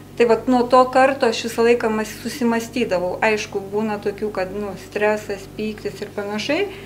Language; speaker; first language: Lithuanian; native; Lithuanian